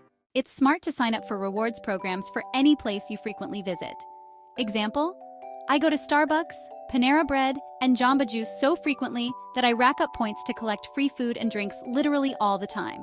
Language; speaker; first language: English; native; English